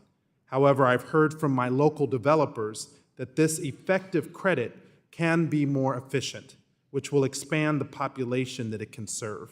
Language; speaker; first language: English; native; English